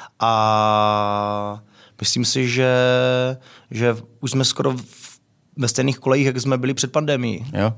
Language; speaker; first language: Czech; native; Czech